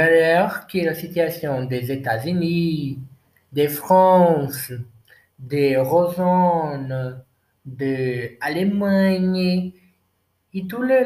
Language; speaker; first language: French; non-native, learner; Portuguese